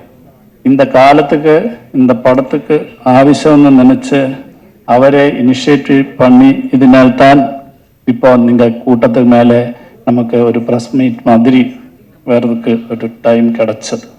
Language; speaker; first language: Tamil; non-native, learner; Malayalam